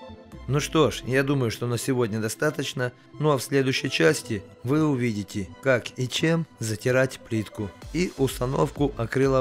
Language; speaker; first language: Russian; native; Russian